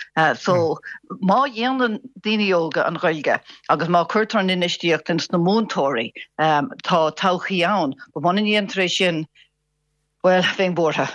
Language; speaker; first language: Irish; non-native, local second language; English